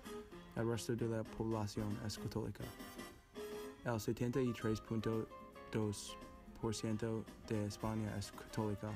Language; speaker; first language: Spanish; non-native, learner; English